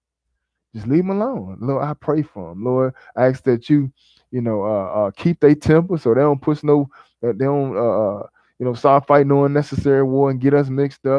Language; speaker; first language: English; native; English